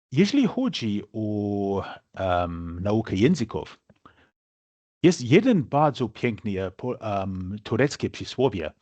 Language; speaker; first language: Polish; non-native, fluent; English